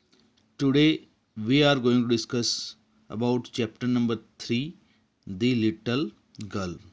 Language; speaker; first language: English; non-native, local second language; Gujarati